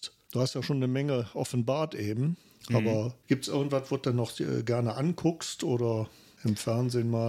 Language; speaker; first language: German; native; German